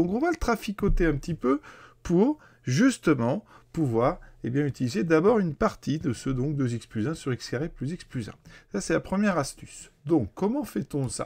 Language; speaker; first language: French; native; French